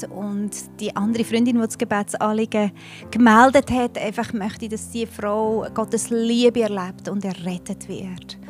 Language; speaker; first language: German; native; German